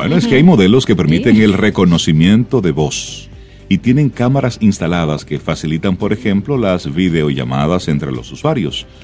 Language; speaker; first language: Spanish; native; Spanish